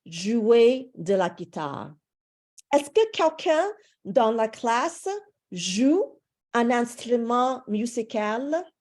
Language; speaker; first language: French; non-native, fluent; English